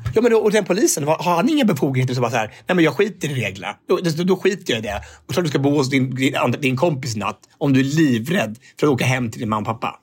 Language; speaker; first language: Swedish; native; Swedish